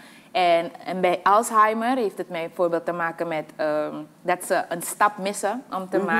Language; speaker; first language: Dutch; native; Dutch